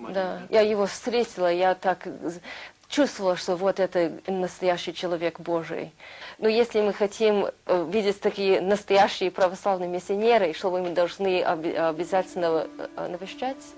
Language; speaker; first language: Russian; early bilingual, heritage; Russian